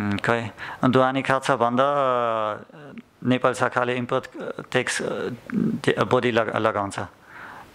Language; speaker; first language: Nepali; non-native, learner; German